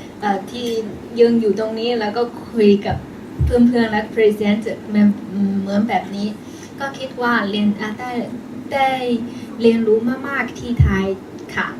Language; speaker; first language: Thai; non-native, learner; Chinese